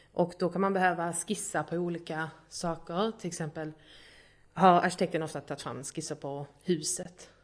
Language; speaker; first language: Swedish; native; Swedish